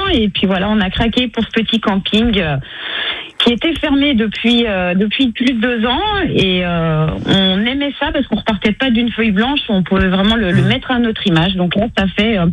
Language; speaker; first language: French; native; French